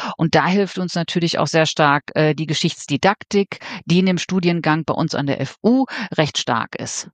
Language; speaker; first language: German; native; German